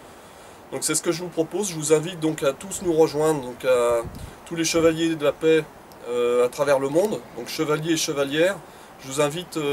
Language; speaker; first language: French; native; French